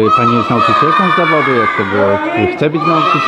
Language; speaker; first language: Polish; native; Polish